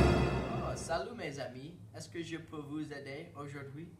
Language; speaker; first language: French; non-native, learner; English